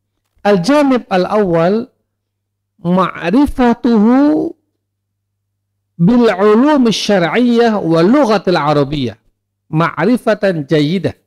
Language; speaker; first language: Arabic; non-native, fluent; Indonesian